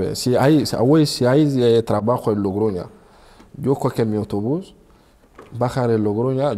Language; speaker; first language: Spanish; non-native, learner; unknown